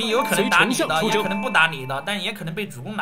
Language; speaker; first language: Chinese; native; Chinese